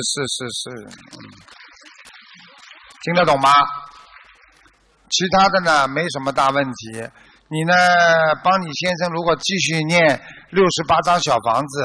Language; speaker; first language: Chinese; native; Chinese